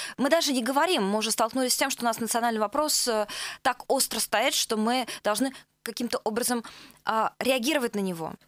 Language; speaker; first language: Russian; native; Russian